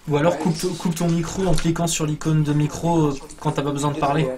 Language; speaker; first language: French; native; French